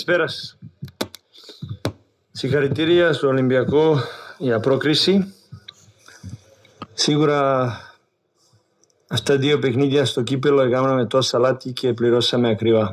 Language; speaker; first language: Greek; non-native, learner; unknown